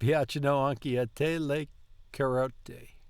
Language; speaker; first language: Italian; non-native, learner; English